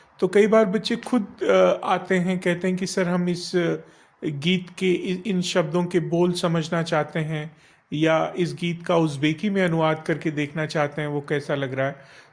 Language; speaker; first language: Hindi; native; Hindi